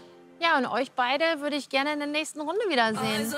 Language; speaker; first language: German; native; German